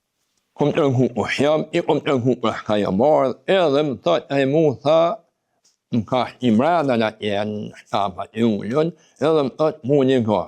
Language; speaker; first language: Albanian; native; Albanian